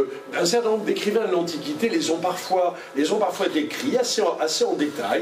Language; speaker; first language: French; native; French